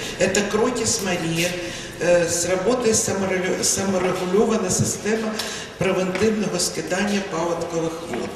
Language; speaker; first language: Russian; native; Russian